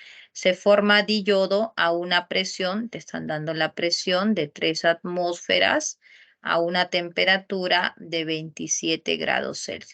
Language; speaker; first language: Spanish; native; Spanish